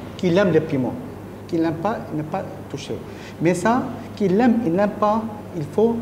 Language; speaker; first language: French; non-native, learner; Arabic